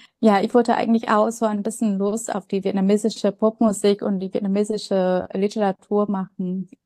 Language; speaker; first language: German; non-native, fluent; Vietnamese